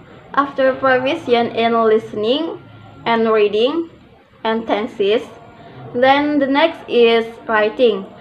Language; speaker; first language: English; non-native, learner; Indonesian